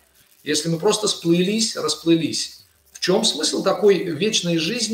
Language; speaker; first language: Russian; native; Russian